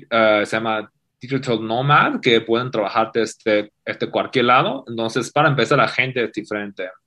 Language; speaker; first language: Spanish; non-native, fluent; Chinese